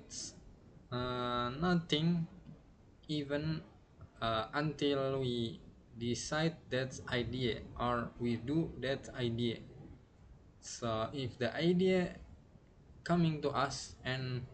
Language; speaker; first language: English; non-native, learner; Indonesian